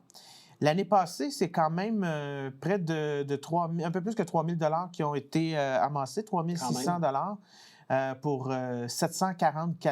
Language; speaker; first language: French; native; French